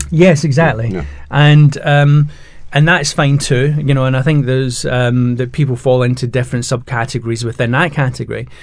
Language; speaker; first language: English; native; English